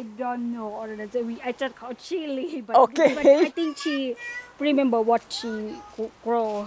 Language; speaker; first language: English; non-native, learner; Thai